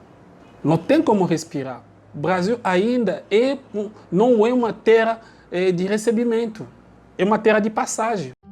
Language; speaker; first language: Portuguese; non-native, learner; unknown